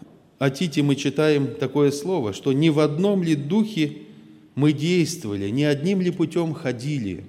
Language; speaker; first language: Russian; native; Russian